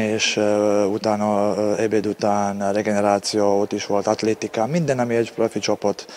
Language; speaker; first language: Hungarian; non-native, learner; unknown